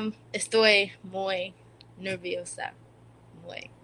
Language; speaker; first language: Spanish; non-native, learner; English